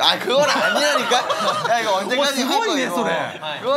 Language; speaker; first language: Korean; non-native, fluent; Thai